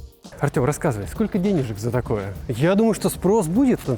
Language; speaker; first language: Russian; native; Russian